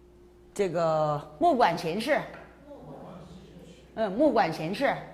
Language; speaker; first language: Chinese; non-native, fluent; Korean